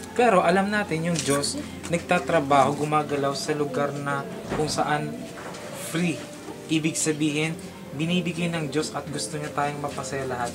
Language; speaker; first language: Filipino; non-native, local second language; Hiligaynon